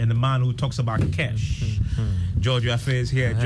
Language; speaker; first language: English; non-native, local second language; Akan